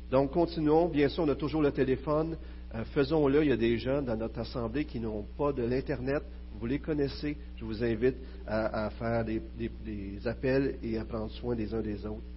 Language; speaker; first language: French; native; French